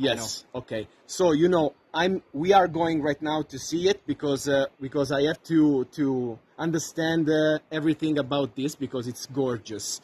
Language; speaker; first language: English; non-native, fluent; Italian